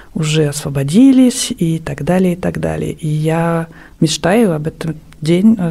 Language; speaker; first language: Russian; non-native, fluent; French